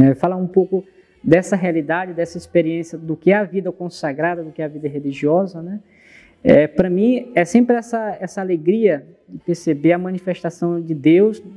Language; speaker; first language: Portuguese; native; Portuguese